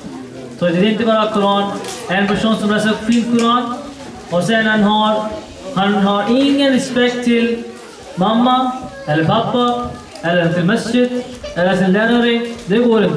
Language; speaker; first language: Swedish; non-native, learner; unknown